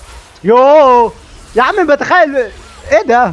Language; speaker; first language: Arabic; native; Arabic